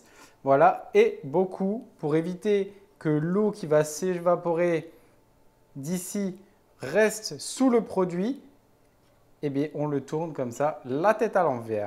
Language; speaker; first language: French; native; French